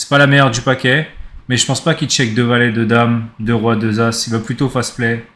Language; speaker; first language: French; native; French